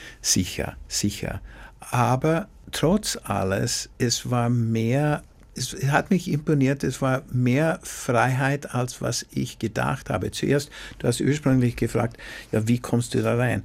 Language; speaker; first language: German; non-native, fluent; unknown